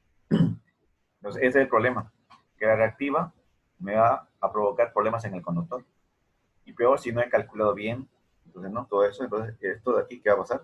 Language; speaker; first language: Spanish; native; Spanish